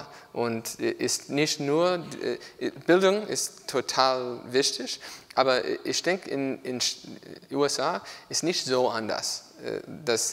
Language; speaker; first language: German; non-native, learner; English